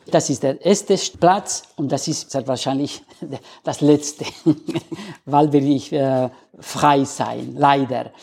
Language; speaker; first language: German; non-native, learner; Spanish